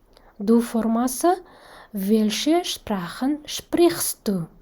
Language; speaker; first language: German; non-native, fluent; Kazakh